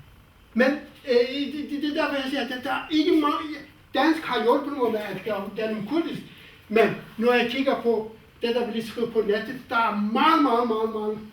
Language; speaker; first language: Danish; non-native, fluent; Kurdish